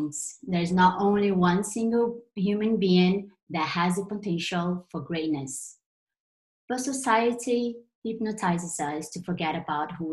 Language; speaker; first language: English; non-native, fluent; Portuguese